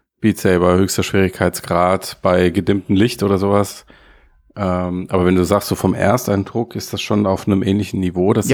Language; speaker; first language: German; native; German